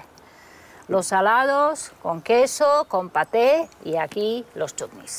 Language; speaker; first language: Spanish; non-native, fluent; Romanian